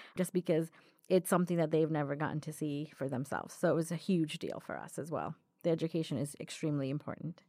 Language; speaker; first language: English; early bilingual, other home language; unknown